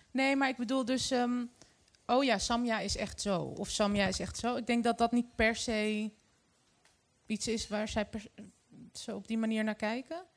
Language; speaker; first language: Dutch; early bilingual, other home language; Arabic